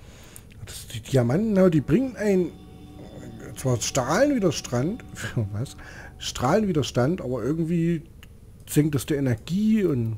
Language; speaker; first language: German; native; German